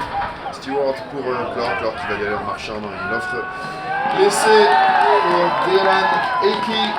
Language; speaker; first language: French; native; French